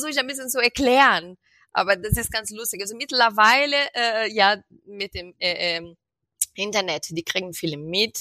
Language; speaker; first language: German; non-native, fluent; Portuguese